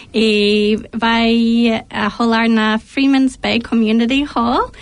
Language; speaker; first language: Portuguese; non-native, fluent; English